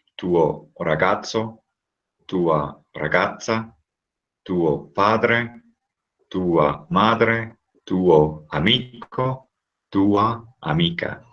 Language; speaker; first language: Italian; non-native, learner; English